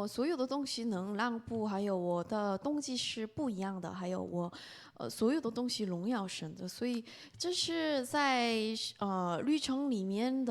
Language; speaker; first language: Chinese; non-native, fluent; Korean